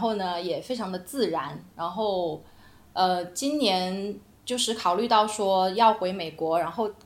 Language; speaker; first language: Chinese; native; Chinese